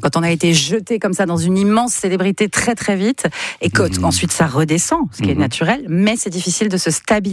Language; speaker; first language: French; native; French